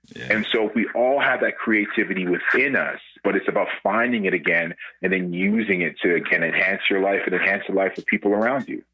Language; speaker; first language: English; native; English